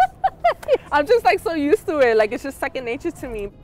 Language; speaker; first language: English; native; English